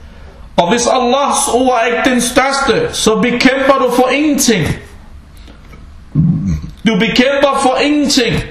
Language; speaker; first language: Danish; early bilingual, other home language; Arabic